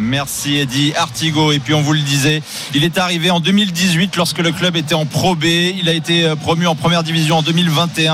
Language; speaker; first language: French; native; French